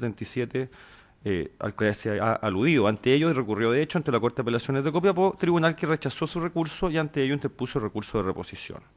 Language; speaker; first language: Spanish; native; Spanish